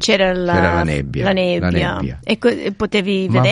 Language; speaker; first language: Italian; early bilingual, heritage; Italian